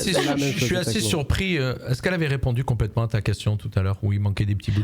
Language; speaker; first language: French; native; French